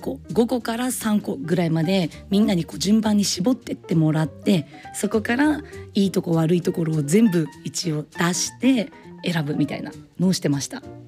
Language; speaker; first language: Japanese; native; Japanese